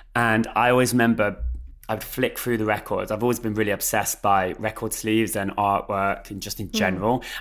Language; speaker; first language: English; native; English